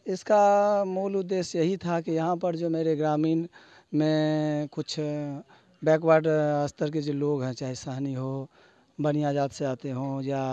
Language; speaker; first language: Hindi; non-native, local second language; Maithili